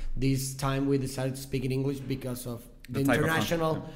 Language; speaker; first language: English; non-native, fluent; Spanish